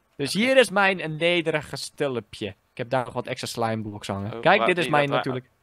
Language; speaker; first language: Dutch; native; Dutch